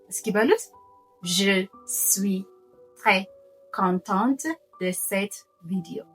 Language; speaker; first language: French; non-native, fluent; Amharic